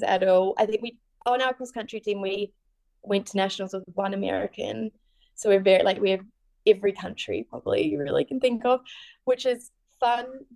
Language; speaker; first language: English; native; English